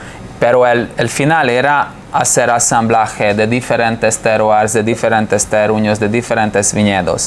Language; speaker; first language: Spanish; non-native, fluent; Hungarian